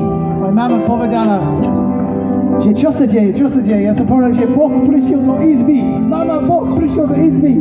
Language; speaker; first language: Slovak; non-native, learner; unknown